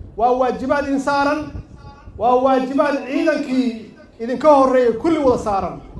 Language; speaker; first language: Somali; native; Somali